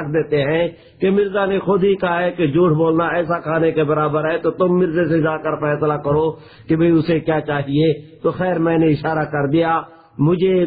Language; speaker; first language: Urdu; non-native, local second language; Punjabi